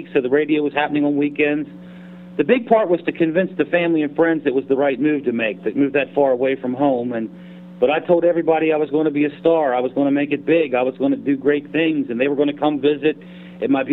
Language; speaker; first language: English; native; English